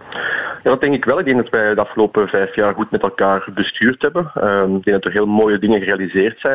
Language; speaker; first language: Dutch; native; Dutch